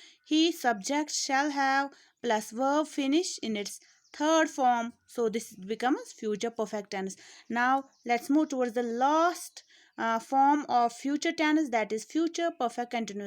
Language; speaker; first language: English; non-native, local second language; Urdu